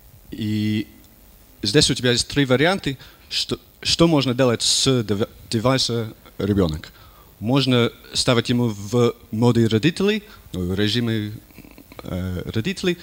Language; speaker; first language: Russian; non-native, learner; English